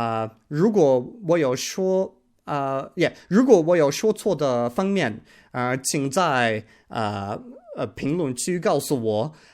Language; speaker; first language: Chinese; non-native, learner; English